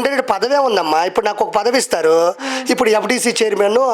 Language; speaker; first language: Telugu; native; Telugu